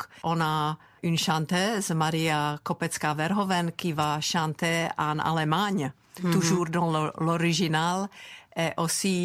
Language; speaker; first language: French; non-native, fluent; Czech